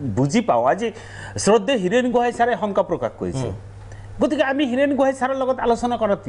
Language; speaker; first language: Assamese; non-native, local second language; Bangla